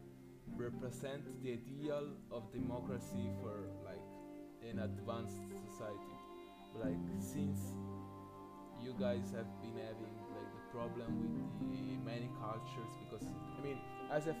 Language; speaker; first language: English; non-native, fluent; Italian